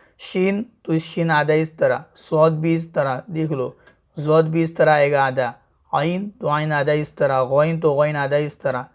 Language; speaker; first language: Hindi; native; Hindi